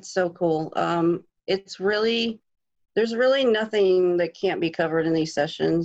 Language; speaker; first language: English; native; English